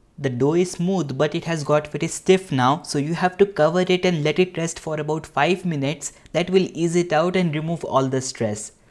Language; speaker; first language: English; non-native, local second language; Hindi